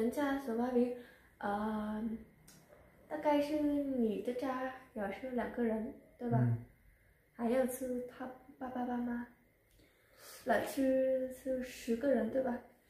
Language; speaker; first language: Chinese; non-native, learner; Vietnamese